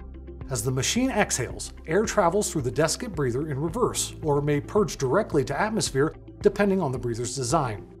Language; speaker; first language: English; native; English